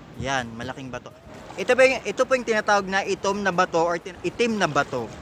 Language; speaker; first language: Filipino; non-native, local second language; Cebuano